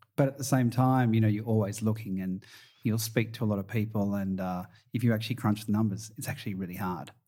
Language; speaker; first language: English; native; English